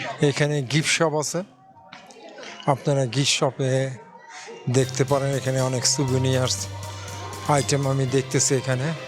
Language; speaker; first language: Bangla; native; Bangla